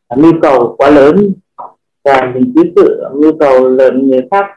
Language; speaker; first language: Vietnamese; native; Vietnamese